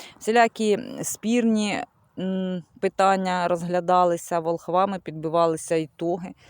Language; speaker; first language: Ukrainian; non-native, local second language; Russian